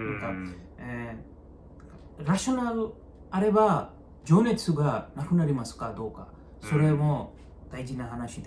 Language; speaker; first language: Japanese; non-native, learner; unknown